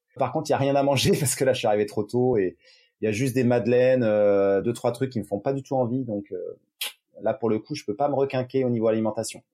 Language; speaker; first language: French; native; French